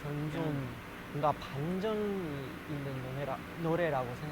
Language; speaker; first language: Korean; non-native, learner; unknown